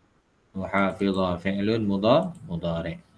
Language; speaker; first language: Arabic; non-native, fluent; Malay